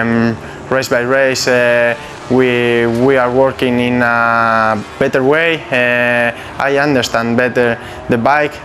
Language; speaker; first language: English; non-native, fluent; Spanish